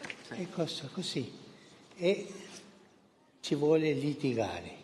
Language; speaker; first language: Italian; non-native, fluent; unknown